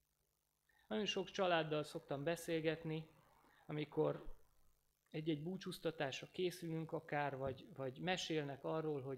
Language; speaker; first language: Hungarian; native; Hungarian